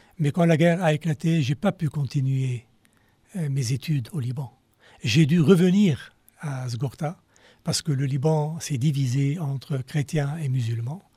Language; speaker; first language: French; non-native, local second language; Arabic